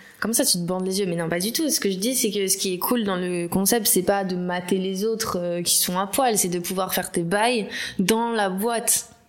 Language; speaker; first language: French; native; French